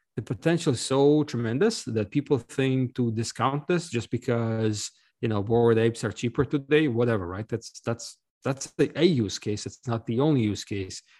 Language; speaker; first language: English; non-native, fluent; Russian